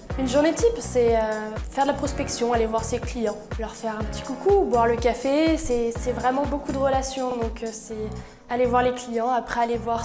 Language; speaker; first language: French; native; French